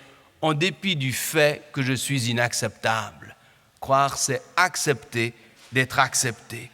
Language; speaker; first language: French; native; French